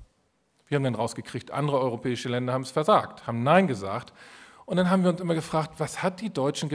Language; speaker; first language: German; native; German